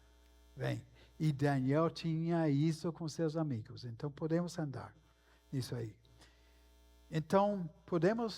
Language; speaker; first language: Portuguese; non-native, fluent; English